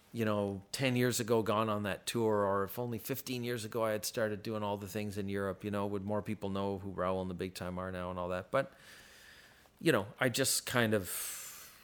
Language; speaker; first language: English; native; English